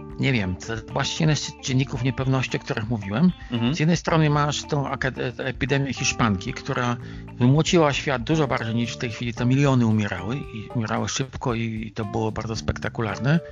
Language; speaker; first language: Polish; native; Polish